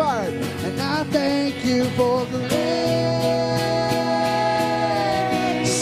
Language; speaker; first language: English; native; English